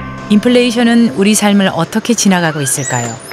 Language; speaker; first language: Korean; native; Korean